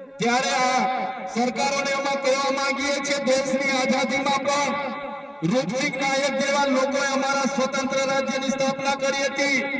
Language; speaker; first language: Gujarati; non-native, local second language; Vasavi